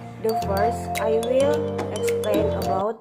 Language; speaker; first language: English; non-native, learner; Indonesian